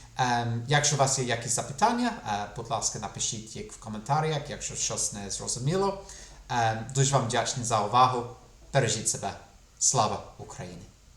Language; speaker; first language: Ukrainian; non-native, fluent; English